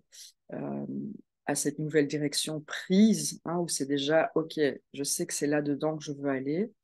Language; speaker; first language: French; native; French